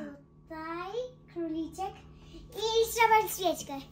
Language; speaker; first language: Polish; early bilingual, heritage; Polish